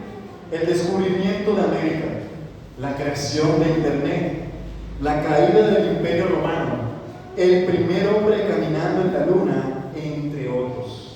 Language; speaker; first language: Spanish; native; Spanish